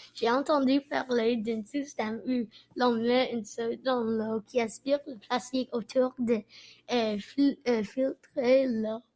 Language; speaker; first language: French; non-native, learner; English